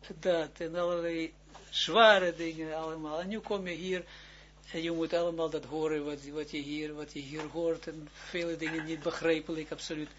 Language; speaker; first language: Dutch; non-native, fluent; Hebrew